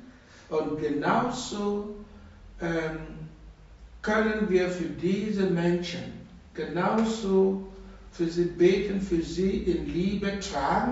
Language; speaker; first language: German; non-native, learner; Russian